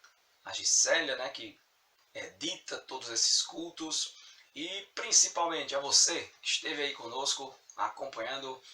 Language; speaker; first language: Portuguese; native; Portuguese